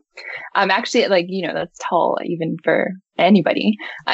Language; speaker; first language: English; native; English